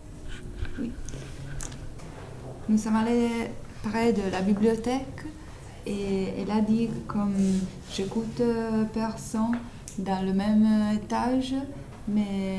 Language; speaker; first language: French; non-native, learner; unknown